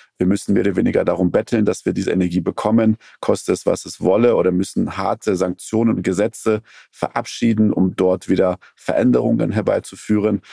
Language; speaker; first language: German; early bilingual, other home language; Persian